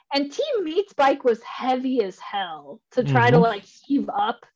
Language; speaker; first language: English; native; English